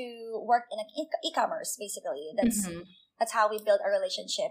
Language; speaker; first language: English; non-native, local second language; Filipino